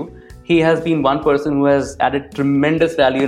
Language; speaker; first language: English; non-native, local second language; Hindi